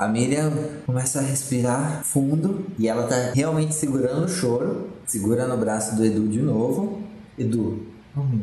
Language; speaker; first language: Portuguese; native; Portuguese